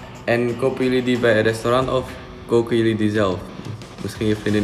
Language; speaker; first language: Dutch; non-native, fluent; Indonesian